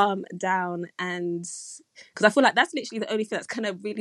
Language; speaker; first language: English; native; English